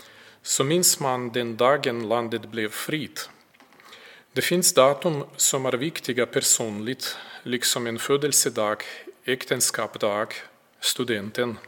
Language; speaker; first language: Swedish; non-native, fluent; Russian